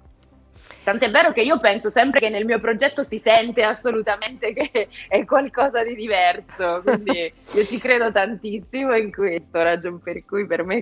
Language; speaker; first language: Italian; native; Italian